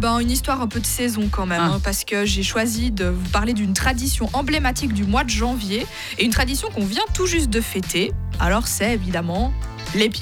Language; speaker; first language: French; native; French